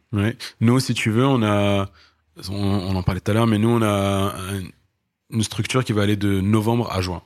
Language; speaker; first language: French; non-native, local second language; Arabic